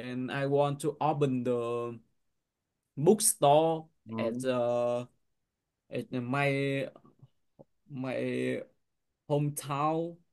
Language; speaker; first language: English; non-native, learner; Vietnamese